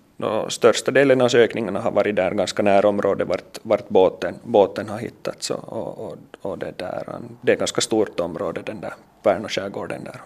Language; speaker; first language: Swedish; native; Swedish